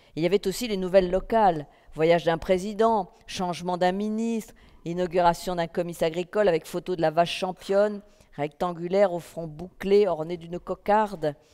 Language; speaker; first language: French; native; French